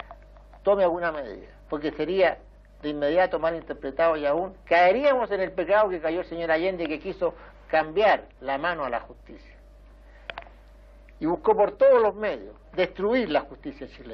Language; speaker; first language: Spanish; native; Spanish